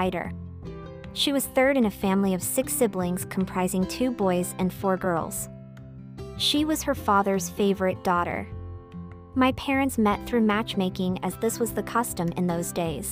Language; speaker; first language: English; non-native, local second language; Cantonese